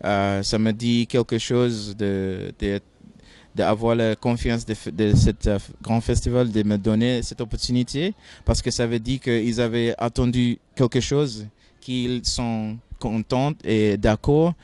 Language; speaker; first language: French; non-native, fluent; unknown